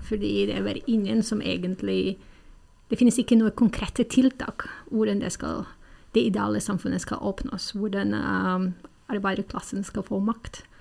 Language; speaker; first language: Norwegian; non-native, fluent; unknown